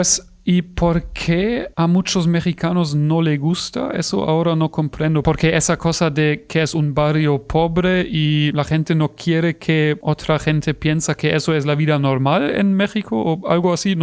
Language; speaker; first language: Spanish; non-native, fluent; German